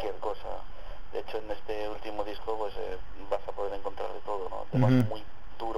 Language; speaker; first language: Spanish; native; Spanish